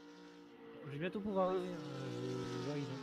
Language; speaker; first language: French; native; French